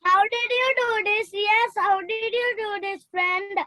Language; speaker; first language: English; non-native, learner; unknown